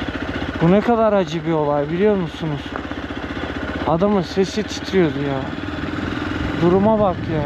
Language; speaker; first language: Turkish; native; Turkish